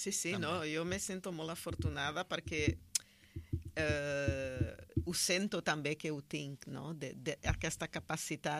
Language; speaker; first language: Catalan; non-native, fluent; Portuguese